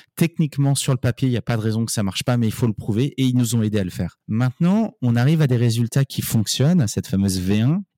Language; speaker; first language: French; native; French